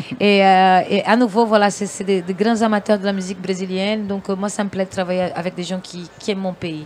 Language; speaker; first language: French; non-native, fluent; Portuguese